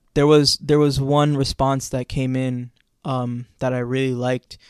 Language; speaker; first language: English; native; English